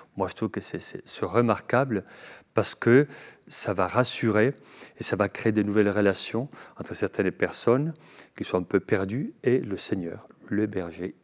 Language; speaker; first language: French; non-native, fluent; Spanish